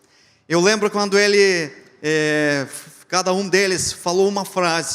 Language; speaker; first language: Portuguese; non-native, fluent; Ukrainian